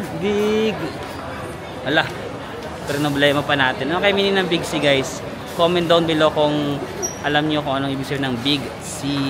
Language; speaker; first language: Filipino; native; Filipino